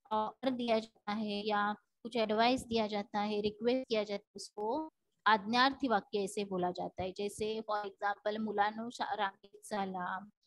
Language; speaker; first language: Hindi; non-native, local second language; Marathi